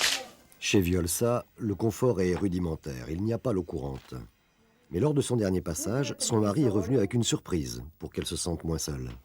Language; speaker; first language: French; native; French